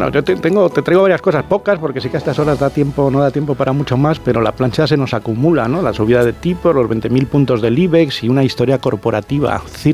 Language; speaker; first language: Spanish; native; Spanish